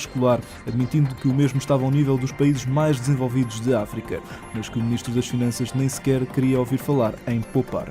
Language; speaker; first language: Portuguese; native; Portuguese